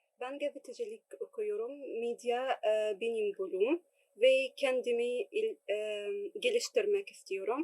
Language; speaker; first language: Turkish; non-native, learner; Arabic